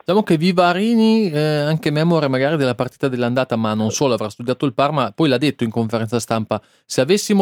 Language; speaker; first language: Italian; native; Italian